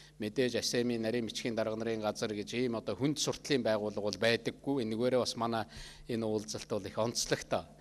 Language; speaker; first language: Mongolian; native; Mongolian